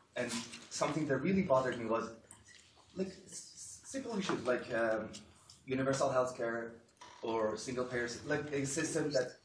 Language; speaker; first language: English; non-native, fluent; Persian